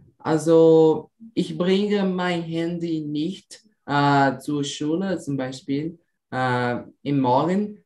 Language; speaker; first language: German; non-native, learner; Portuguese